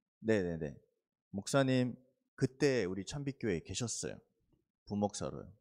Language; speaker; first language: Korean; early bilingual, heritage; Korean